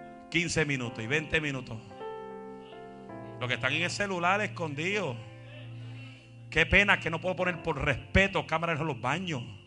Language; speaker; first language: Spanish; native; Spanish